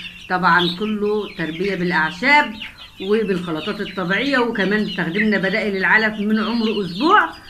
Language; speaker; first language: Arabic; native; Arabic